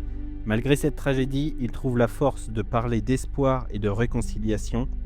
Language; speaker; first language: French; native; French